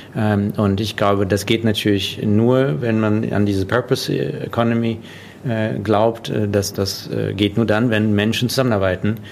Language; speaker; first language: German; non-native, fluent; Russian